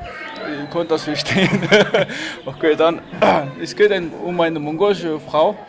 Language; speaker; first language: German; non-native, fluent; Mongolian